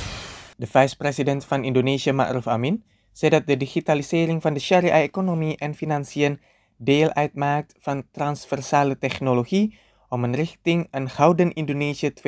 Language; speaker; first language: Dutch; non-native, learner; Indonesian